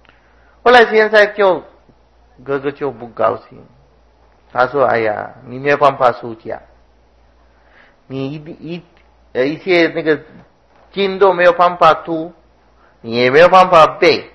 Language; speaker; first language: Chinese; non-native, fluent; Sinhala